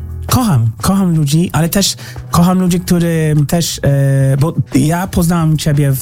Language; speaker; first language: Polish; non-native, fluent; English